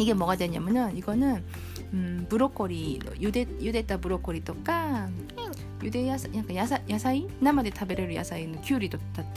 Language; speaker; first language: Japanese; non-native, fluent; Korean